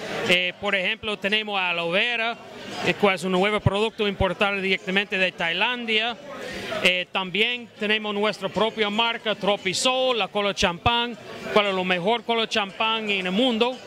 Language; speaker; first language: Spanish; non-native, fluent; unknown